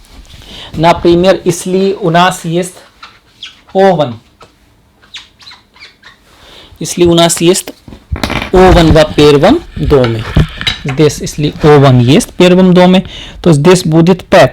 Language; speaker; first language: Russian; non-native, learner; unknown